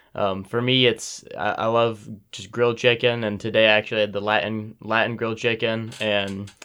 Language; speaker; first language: English; native; English